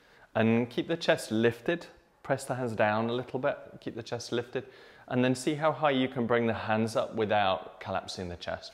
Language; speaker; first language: English; native; English